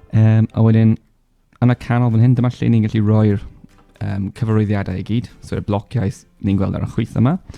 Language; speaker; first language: Welsh; non-native, local second language; English